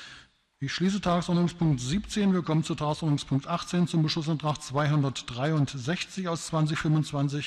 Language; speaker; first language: German; native; German